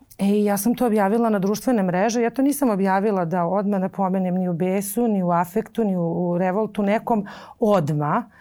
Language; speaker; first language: Serbian; native; Serbian